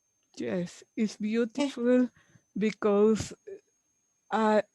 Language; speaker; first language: English; non-native, learner; Spanish